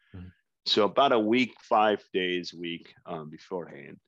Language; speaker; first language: English; non-native, fluent; Arabic